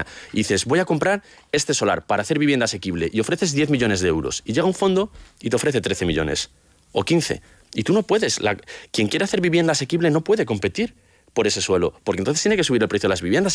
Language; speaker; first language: Spanish; native; Spanish